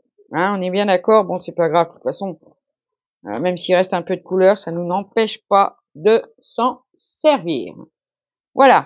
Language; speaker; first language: French; native; French